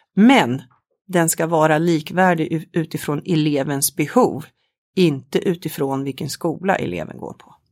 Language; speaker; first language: Swedish; native; Swedish